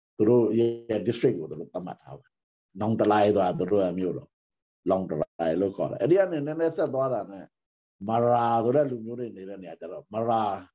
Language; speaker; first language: Burmese; non-native, local second language; Pa'o Karen